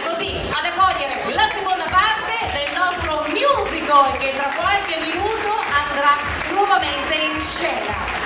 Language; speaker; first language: Italian; native; Italian